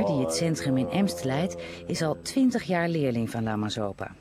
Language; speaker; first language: Dutch; native; Dutch